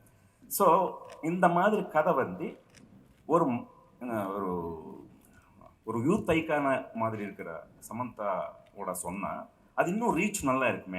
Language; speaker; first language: Tamil; non-native, local second language; Telugu